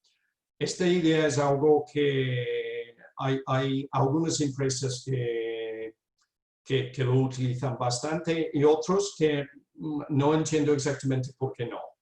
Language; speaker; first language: Spanish; non-native, fluent; English